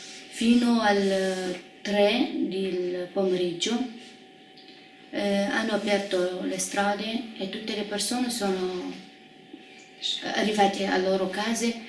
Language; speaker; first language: Italian; non-native, fluent; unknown